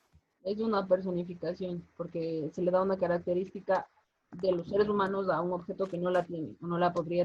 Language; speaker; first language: Spanish; native; Spanish